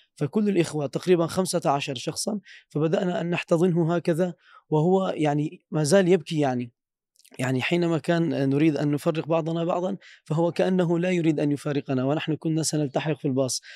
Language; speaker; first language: Arabic; non-native, fluent; Turkish